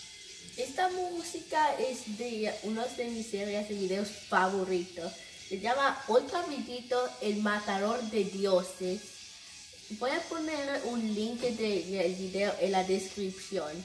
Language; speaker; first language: Spanish; early bilingual, heritage; English